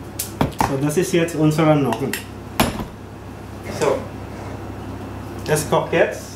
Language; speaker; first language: German; non-native, learner; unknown